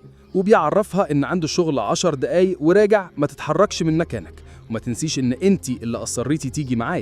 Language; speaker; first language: Arabic; native; Arabic